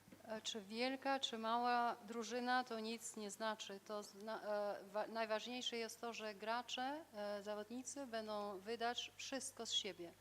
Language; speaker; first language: Polish; non-native, fluent; Albanian